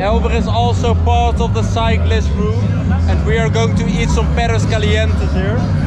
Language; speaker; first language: English; non-native, fluent; Dutch